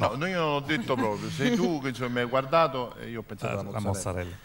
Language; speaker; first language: Italian; native; Italian